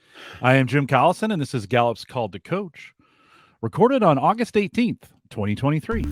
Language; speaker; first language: English; native; English